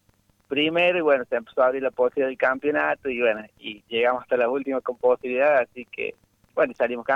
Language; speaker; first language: Spanish; native; Spanish